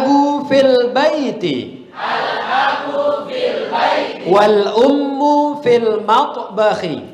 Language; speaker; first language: Arabic; non-native, fluent; Indonesian